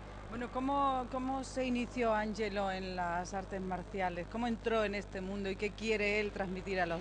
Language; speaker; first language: Spanish; native; Spanish